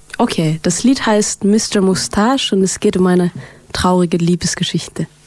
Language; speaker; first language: German; early bilingual, other home language; Mongolian